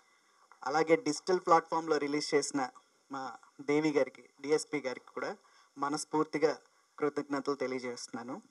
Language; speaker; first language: Telugu; native; Telugu